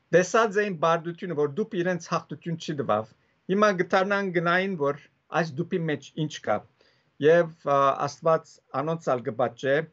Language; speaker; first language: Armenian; early bilingual, heritage; Armenian